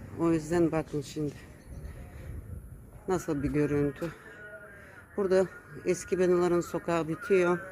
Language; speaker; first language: Turkish; early bilingual, heritage; Turkish